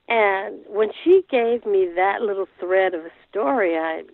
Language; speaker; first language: English; native; English